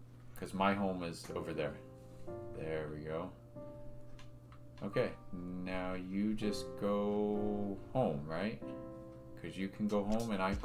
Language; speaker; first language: English; native; English